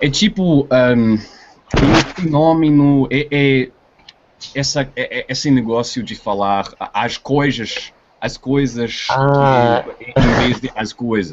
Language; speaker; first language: Portuguese; non-native, fluent; English